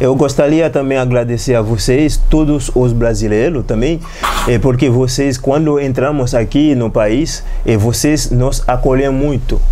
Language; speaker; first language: Portuguese; non-native, learner; Haitian Creole